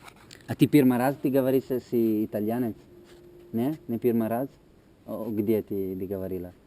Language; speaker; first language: Russian; non-native, learner; Italian